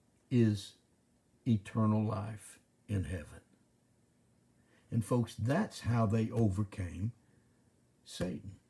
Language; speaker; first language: English; native; English